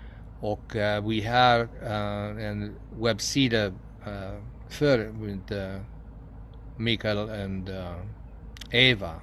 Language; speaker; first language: Swedish; non-native, learner; English